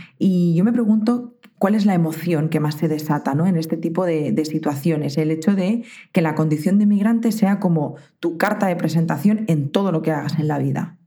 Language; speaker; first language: Spanish; native; Spanish